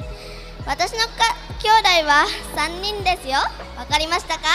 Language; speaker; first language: Japanese; non-native, learner; Indonesian